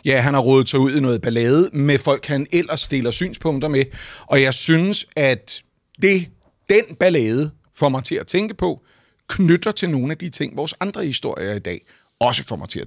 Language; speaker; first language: Danish; native; Danish